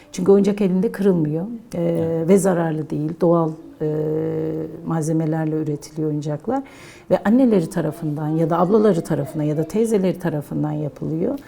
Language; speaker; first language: Turkish; non-native, local second language; Kurdish